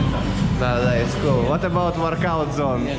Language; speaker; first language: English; non-native, learner; Russian